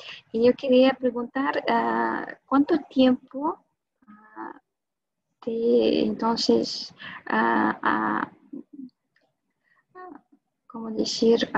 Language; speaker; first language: Spanish; non-native, fluent; Russian